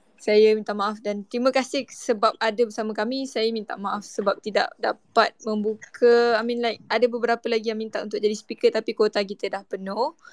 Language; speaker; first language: Malay; native; Malay